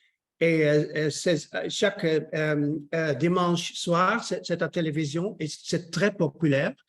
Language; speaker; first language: French; non-native, learner; Dutch